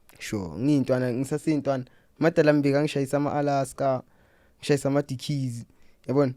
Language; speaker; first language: Zulu; non-native, local second language; Southern Sotho